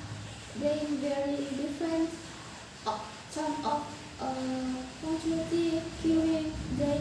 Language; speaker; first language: English; non-native, learner; Indonesian